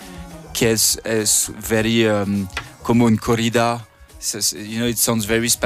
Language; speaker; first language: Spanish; non-native, learner; French